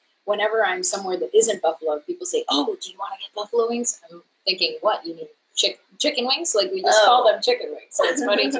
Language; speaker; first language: English; native; English